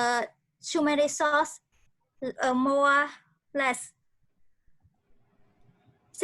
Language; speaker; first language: English; non-native, learner; Khmer